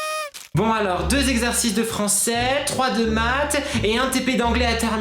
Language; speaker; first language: French; native; French